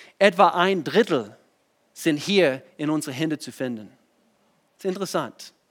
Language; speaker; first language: German; non-native, fluent; English